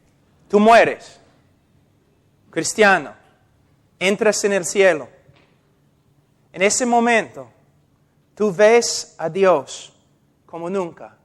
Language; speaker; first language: Spanish; non-native, fluent; English